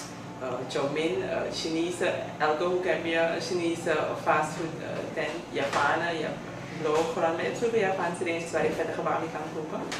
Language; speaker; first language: Dutch; native; Dutch